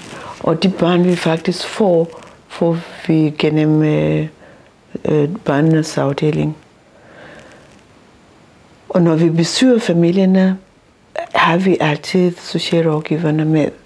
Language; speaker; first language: Danish; non-native, local second language; Masai